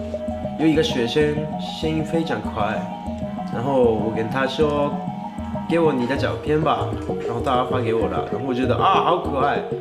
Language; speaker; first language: Chinese; non-native, learner; Japanese